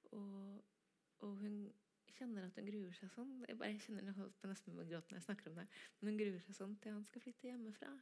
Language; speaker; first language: Norwegian; native; Norwegian